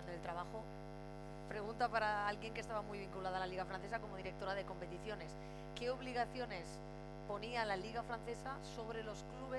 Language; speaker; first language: Spanish; native; Spanish